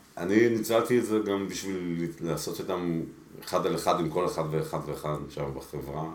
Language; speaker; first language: Hebrew; early bilingual, other home language; Spanish